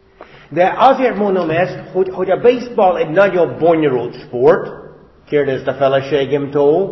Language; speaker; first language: Hungarian; non-native, fluent; English